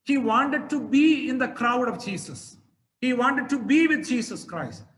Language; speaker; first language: English; non-native, local second language; Malayalam